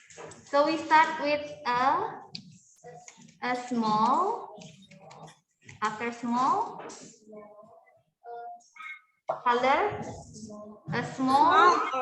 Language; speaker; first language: English; non-native, fluent; Indonesian